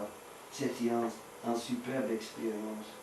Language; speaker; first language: French; non-native, learner; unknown